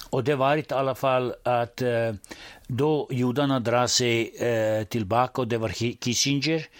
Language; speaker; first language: Swedish; non-native, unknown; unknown